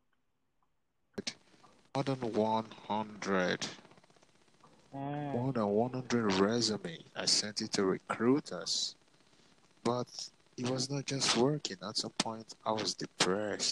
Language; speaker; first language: English; non-native, local second language; Igbo